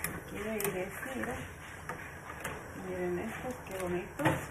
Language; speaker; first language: Spanish; native; Spanish